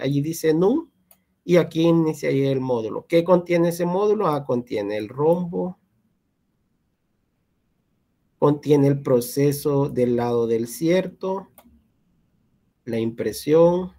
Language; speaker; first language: Spanish; native; Spanish